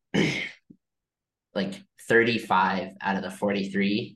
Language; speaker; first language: English; native; English